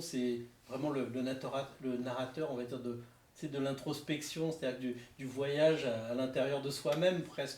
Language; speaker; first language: French; native; French